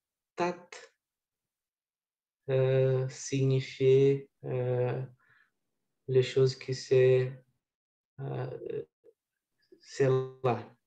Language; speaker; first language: French; non-native, learner; Portuguese